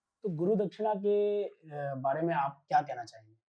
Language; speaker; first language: Hindi; native; Hindi